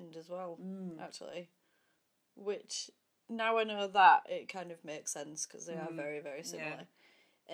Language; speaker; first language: English; native; English